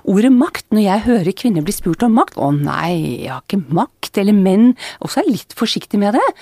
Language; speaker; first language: Norwegian; native; Norwegian